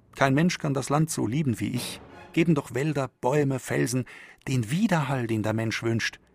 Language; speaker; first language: German; native; German